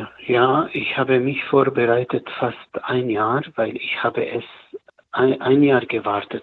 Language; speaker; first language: German; non-native, learner; Arabic